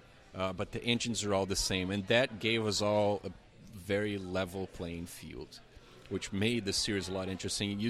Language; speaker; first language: English; non-native, fluent; Portuguese